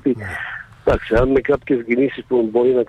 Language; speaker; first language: Greek; non-native, fluent; Slovak